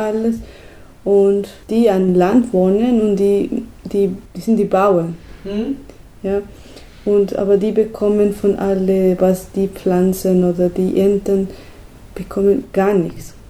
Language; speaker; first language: German; non-native, learner; Spanish